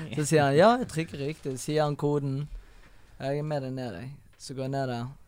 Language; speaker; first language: Norwegian; native; Norwegian